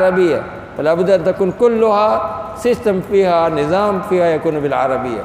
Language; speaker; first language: Arabic; non-native, fluent; Urdu